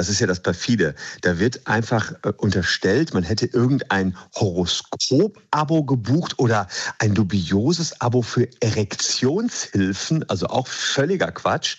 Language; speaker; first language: German; native; German